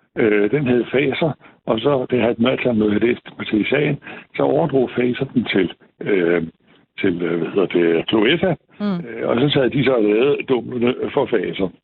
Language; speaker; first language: Danish; native; Danish